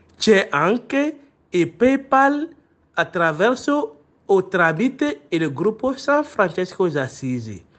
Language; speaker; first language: Italian; non-native, learner; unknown